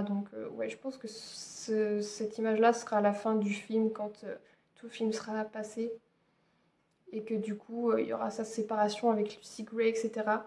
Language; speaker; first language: French; native; French